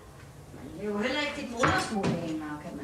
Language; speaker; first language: Danish; native; Danish